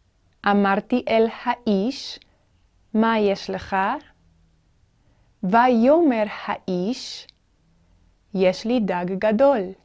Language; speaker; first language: Hebrew; non-native, fluent; English